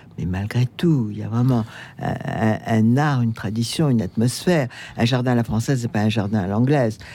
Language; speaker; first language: French; native; French